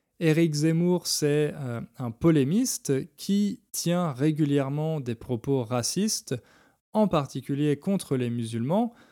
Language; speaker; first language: French; native; French